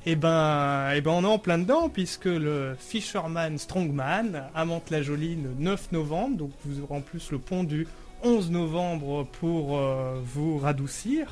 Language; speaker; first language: French; native; French